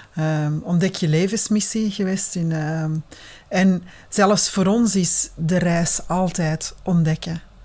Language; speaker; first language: Dutch; native; Dutch